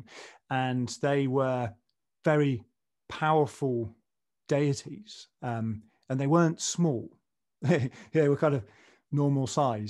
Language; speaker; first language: English; native; English